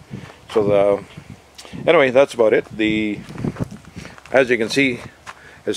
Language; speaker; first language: English; native; English